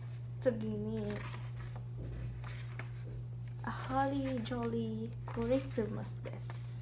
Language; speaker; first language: Japanese; non-native, learner; English